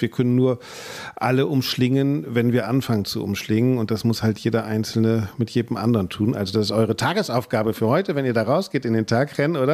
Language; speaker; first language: German; native; German